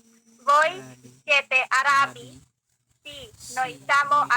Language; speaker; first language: Italian; non-native, learner; Filipino